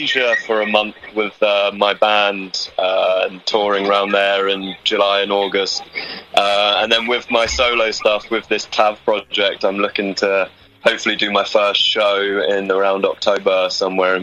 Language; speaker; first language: English; native; English